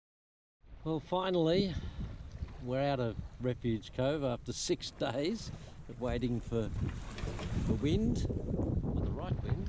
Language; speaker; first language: English; native; English